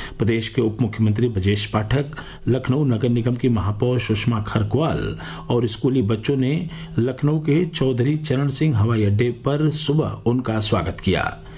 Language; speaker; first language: Hindi; native; Hindi